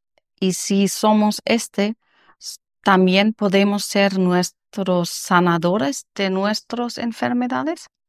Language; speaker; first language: Spanish; non-native, learner; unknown